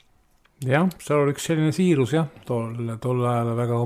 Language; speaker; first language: Estonian; native; Estonian